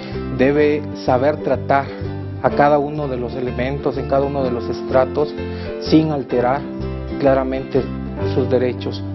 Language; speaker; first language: Spanish; native; Spanish